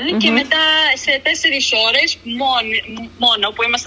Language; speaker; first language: Greek; early bilingual, other home language; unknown